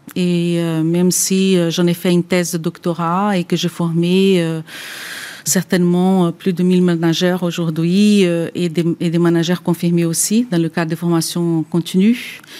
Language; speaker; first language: French; non-native, fluent; Portuguese